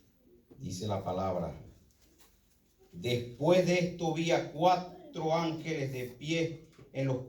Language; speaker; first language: Spanish; native; Spanish